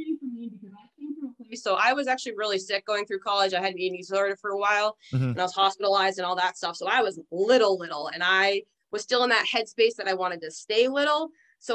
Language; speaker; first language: English; native; English